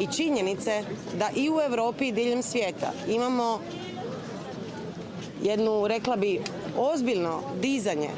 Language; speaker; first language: Croatian; native; Croatian